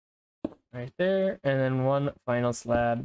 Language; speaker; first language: English; native; English